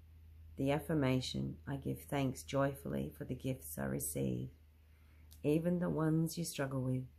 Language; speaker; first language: English; native; English